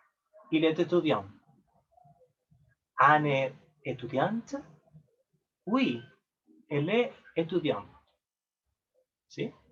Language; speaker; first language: French; non-native, learner; Spanish